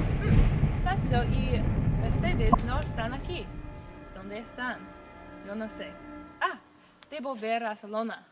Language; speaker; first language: Spanish; non-native, learner; English